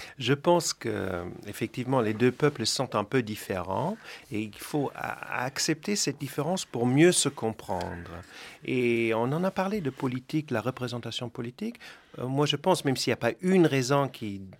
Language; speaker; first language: French; non-native, fluent; German